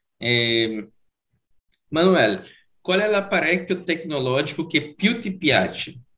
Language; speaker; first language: Italian; non-native, fluent; Portuguese